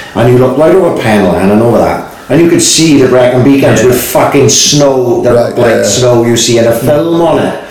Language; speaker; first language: English; native; English